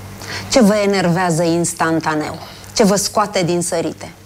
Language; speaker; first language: Romanian; native; Romanian